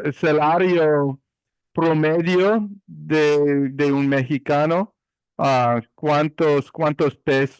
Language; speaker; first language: Spanish; non-native, learner; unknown